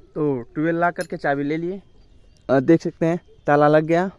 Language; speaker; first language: Hindi; non-native, local second language; Bhojpuri